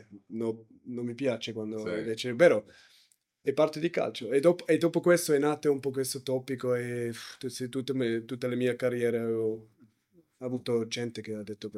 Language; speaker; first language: Italian; non-native, learner; German